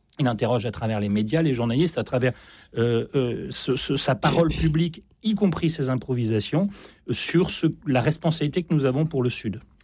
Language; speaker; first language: French; native; French